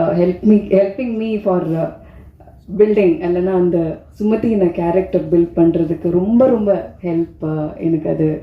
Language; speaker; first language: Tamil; non-native, fluent; Malayalam